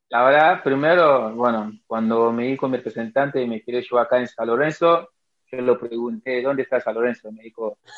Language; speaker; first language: Spanish; non-native, fluent; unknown